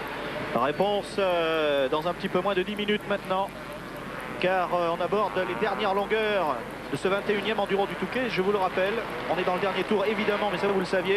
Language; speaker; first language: French; native; French